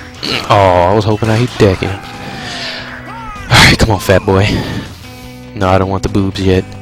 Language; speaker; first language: English; native; English